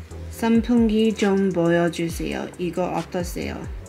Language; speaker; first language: Korean; non-native, learner; English